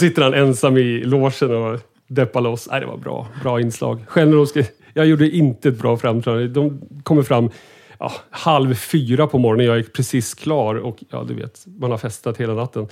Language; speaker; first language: Swedish; native; Swedish